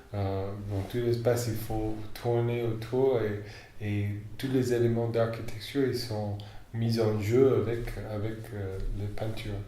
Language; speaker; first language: French; non-native, fluent; English